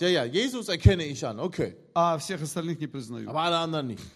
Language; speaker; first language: German; non-native, fluent; Russian